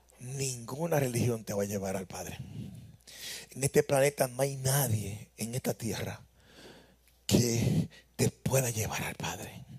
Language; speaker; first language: Spanish; native; Spanish